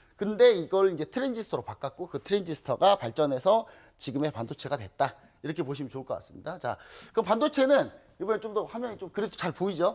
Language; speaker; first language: Korean; native; Korean